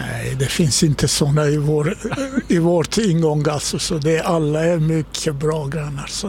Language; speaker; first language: Swedish; non-native, fluent; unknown